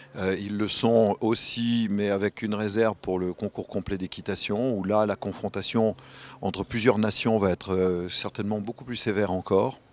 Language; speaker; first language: French; native; French